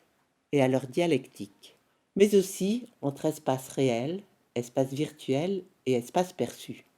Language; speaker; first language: French; native; French